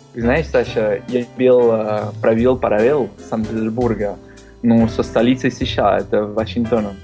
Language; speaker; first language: Russian; non-native, learner; Spanish